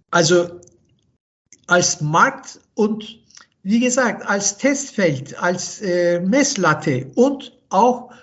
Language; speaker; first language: German; non-native, fluent; Turkish